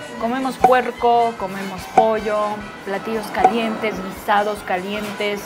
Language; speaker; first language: Spanish; non-native, fluent; Ukrainian